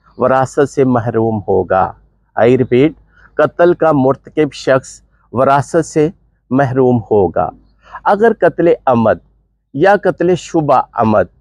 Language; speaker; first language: Urdu; non-native, local second language; Punjabi